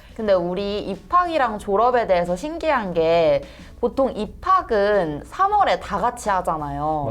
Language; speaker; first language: Korean; native; Korean